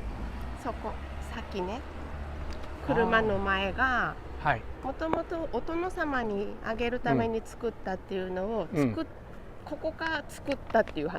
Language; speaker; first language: Japanese; native; Japanese